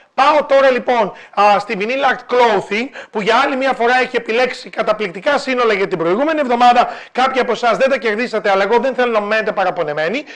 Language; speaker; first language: Greek; native; Greek